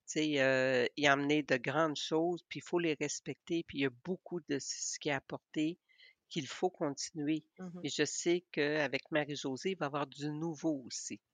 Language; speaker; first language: French; native; French